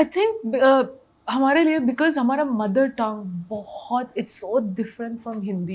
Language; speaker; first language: Hindi; non-native, local second language; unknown